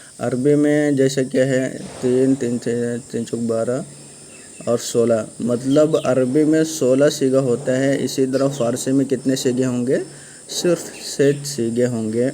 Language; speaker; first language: Urdu; native; Urdu